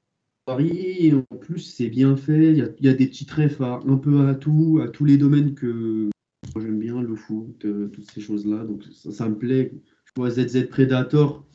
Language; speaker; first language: French; native; French